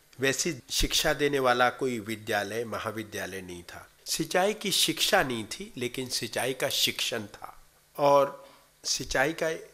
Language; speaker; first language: Hindi; native; Hindi